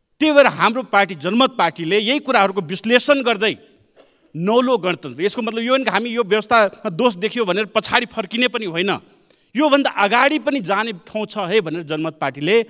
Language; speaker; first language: Nepali; non-native, local second language; Maithili